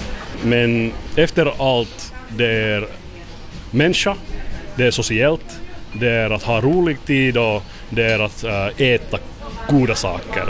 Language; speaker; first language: Swedish; non-native, local second language; Finnish